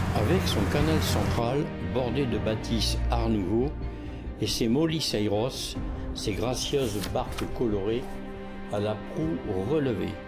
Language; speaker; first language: French; native; French